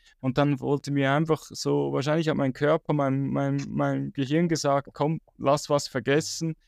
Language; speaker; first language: German; native; German